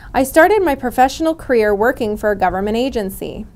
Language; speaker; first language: English; native; English